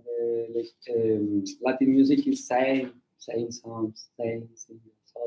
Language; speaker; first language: English; non-native, learner; Spanish